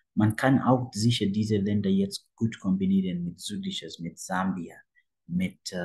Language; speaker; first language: German; non-native, fluent; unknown